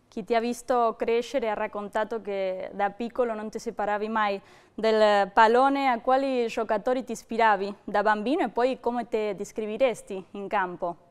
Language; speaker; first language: Italian; native; Italian